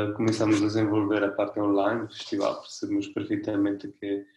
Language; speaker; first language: Portuguese; non-native, fluent; Italian